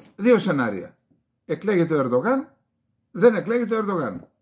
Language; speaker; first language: Greek; native; Greek